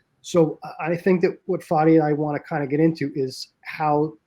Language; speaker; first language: English; native; English